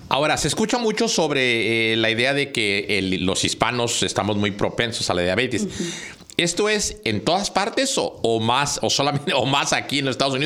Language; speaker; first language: Spanish; native; Spanish